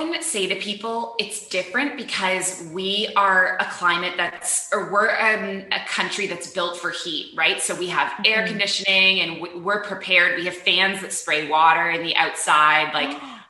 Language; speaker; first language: English; native; English